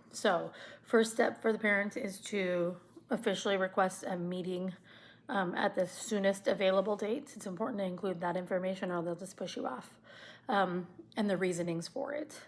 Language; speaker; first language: English; native; English